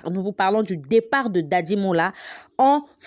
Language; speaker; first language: French; non-native, local second language; Lingala